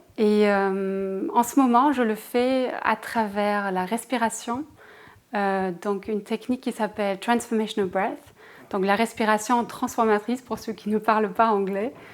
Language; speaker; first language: French; non-native, fluent; German